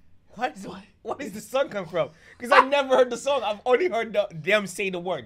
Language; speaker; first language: English; native; English